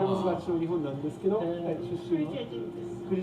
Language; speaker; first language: Japanese; early bilingual, other home language; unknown